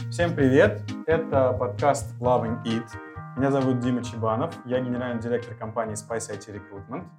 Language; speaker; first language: Russian; native; Russian